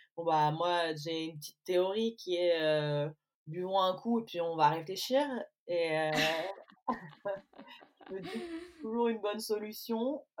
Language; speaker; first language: French; native; French